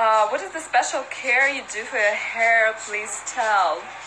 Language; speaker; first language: English; non-native, fluent; Russian